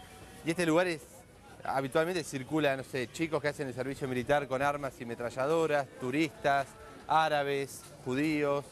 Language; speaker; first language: Spanish; native; Spanish